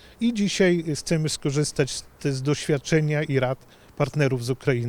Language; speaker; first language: Polish; native; Polish